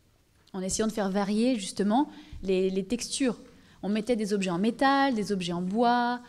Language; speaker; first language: French; native; French